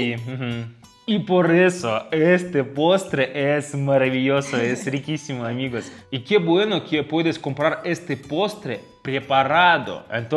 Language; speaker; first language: Spanish; non-native, fluent; Russian